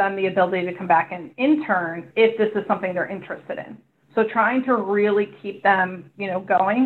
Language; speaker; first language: English; native; English